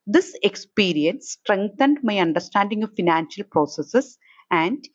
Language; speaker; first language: English; non-native, local second language; Malayalam